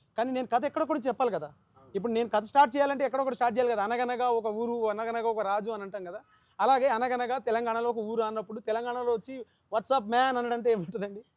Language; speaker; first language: Telugu; native; Telugu